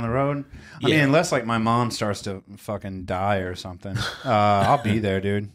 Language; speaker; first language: English; native; English